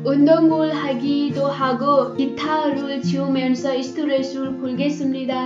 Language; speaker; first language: Korean; non-native, learner; Nepali